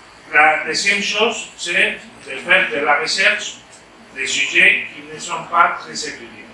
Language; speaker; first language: French; non-native, fluent; Spanish